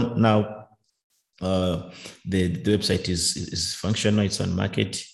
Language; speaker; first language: English; non-native, local second language; Kinyarwanda